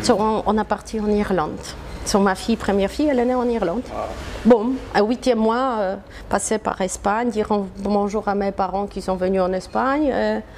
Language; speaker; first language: French; non-native, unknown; Polish